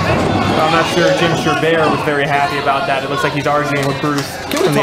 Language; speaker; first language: English; native; English